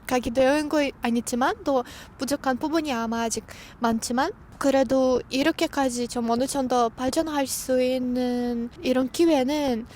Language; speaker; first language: Korean; non-native, fluent; Russian